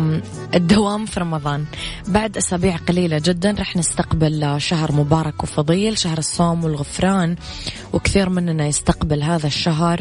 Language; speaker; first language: Arabic; native; Arabic